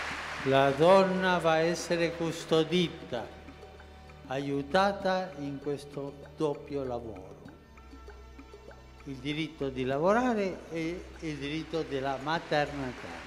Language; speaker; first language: Italian; non-native, fluent; Spanish